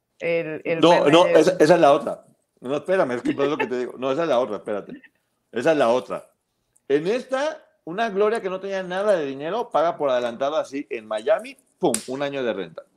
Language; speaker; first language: Spanish; native; Spanish